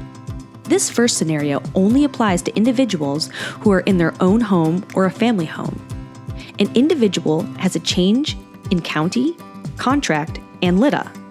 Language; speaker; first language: English; native; English